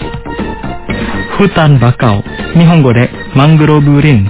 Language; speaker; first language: Japanese; non-native, fluent; Indonesian